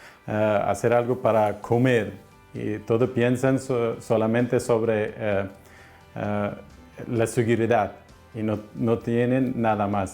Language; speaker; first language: Spanish; non-native, learner; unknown